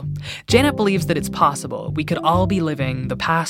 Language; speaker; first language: English; native; English